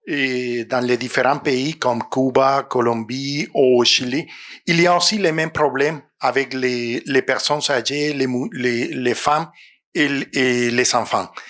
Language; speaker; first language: French; non-native, fluent; Spanish